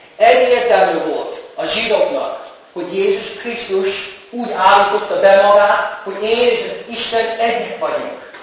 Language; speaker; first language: Hungarian; native; Hungarian